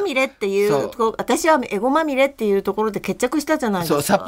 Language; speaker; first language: Japanese; native; Japanese